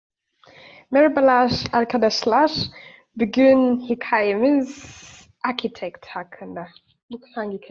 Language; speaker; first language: Turkish; non-native, fluent; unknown